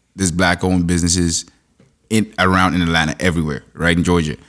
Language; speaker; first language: English; non-native, local second language; Shona